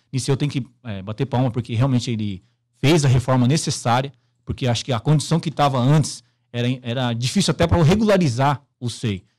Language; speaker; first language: Portuguese; native; Portuguese